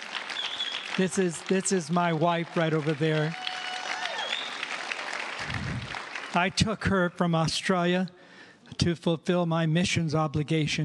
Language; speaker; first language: English; native; English